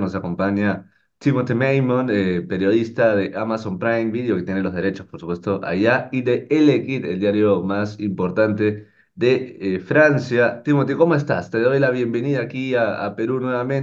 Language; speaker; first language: Spanish; native; Spanish